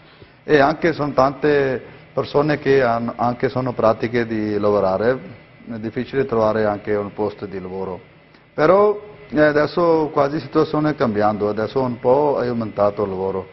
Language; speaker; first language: Italian; non-native, learner; Punjabi